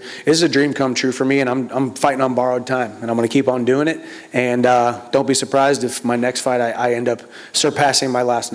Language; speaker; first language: English; native; English